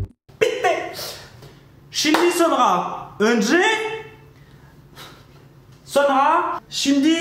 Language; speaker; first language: Turkish; non-native, learner; French